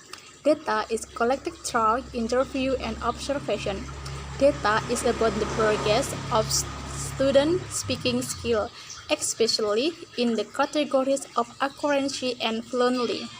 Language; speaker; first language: English; non-native, learner; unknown